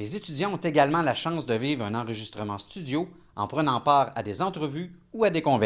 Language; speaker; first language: French; native; French